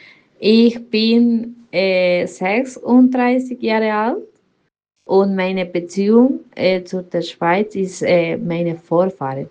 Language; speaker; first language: German; non-native, fluent; Spanish